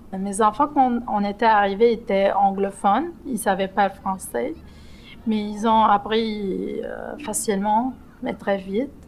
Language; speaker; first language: French; non-native, local second language; Arabic